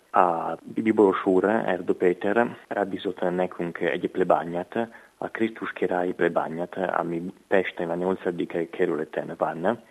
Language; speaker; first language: Hungarian; non-native, fluent; Italian